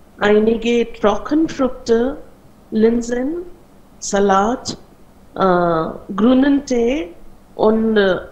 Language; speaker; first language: German; non-native, learner; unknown